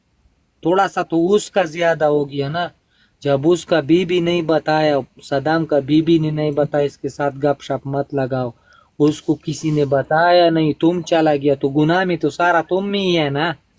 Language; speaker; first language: Hindi; non-native, local second language; Pashto